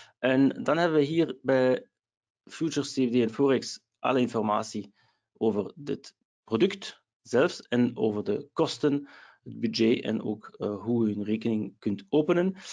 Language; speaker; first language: Dutch; non-native, local second language; German